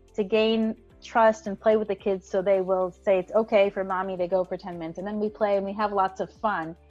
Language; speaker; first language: English; non-native, fluent; Hebrew